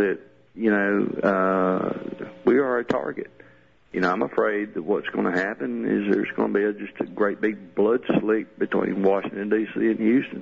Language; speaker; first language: English; native; English